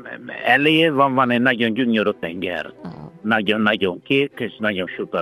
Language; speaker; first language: Hungarian; non-native, fluent; Italian